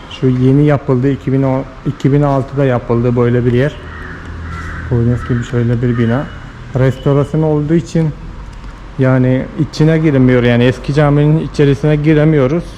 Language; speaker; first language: Turkish; non-native, fluent; Malayalam